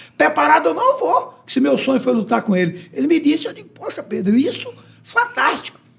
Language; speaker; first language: Portuguese; native; Portuguese